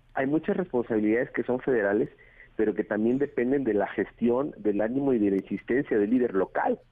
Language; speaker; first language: Spanish; native; Spanish